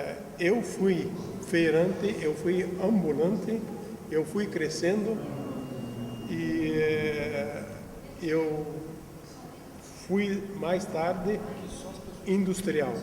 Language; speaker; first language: Portuguese; non-native, fluent; Arabic